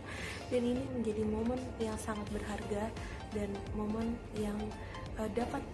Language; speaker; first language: Indonesian; native; Indonesian